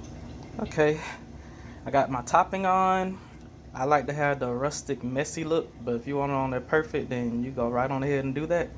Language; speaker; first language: English; native; English